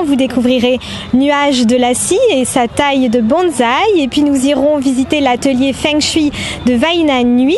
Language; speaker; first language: French; native; French